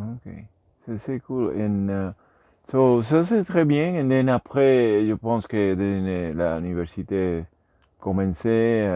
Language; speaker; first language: French; non-native, learner; Spanish